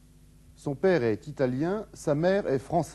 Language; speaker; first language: French; native; French